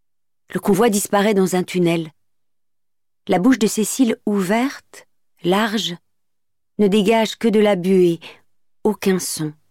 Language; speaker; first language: French; native; French